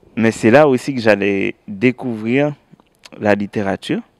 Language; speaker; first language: French; native; French